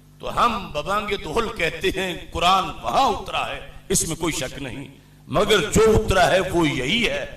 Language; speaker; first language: Urdu; non-native, local second language; Punjabi